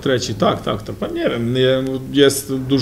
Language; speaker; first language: Polish; non-native, fluent; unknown